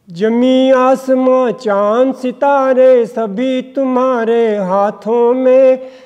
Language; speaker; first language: Hindi; native; Hindi